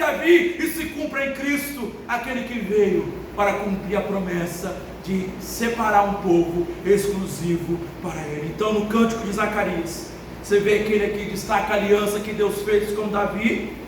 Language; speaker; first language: Portuguese; native; Portuguese